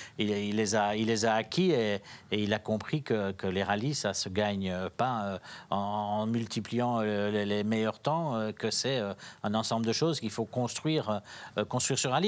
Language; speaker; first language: French; native; French